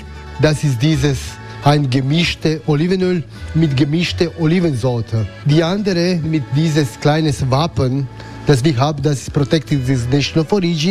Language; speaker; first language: German; non-native, learner; Croatian